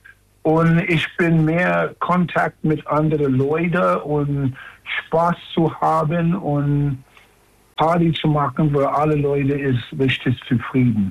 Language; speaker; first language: German; non-native, learner; English